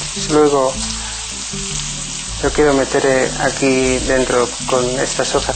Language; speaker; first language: Spanish; non-native, learner; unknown